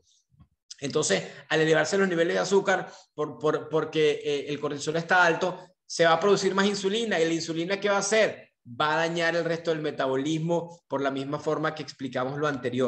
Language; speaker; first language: Spanish; native; Spanish